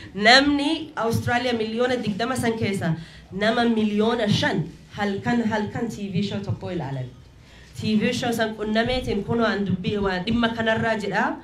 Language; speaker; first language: Oromo; early bilingual, heritage; Oromo